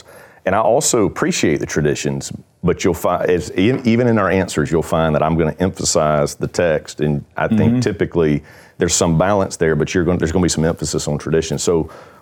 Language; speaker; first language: English; native; English